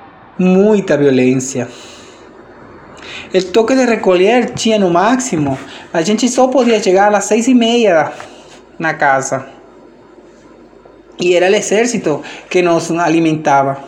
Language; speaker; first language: Portuguese; non-native, fluent; Spanish